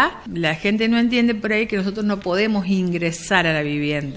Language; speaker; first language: Spanish; native; Spanish